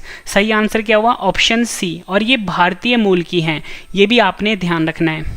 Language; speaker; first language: Hindi; native; Hindi